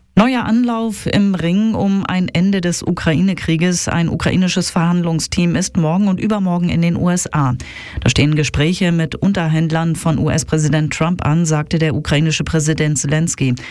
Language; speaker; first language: German; native; German